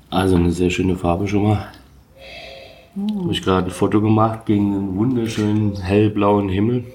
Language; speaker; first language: German; native; German